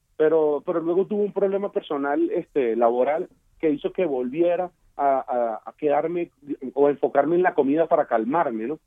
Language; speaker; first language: Spanish; native; Spanish